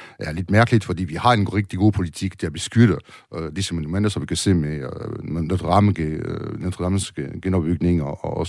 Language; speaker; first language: Danish; non-native, learner; French